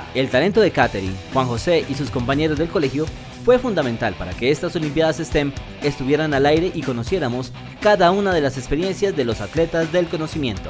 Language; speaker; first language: Spanish; native; Spanish